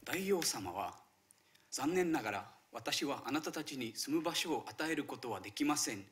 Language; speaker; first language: Japanese; non-native, fluent; Marathi